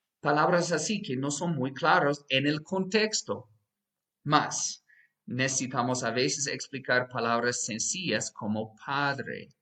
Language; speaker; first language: Spanish; non-native, fluent; English